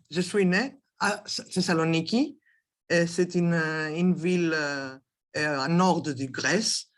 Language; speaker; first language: French; non-native, learner; Greek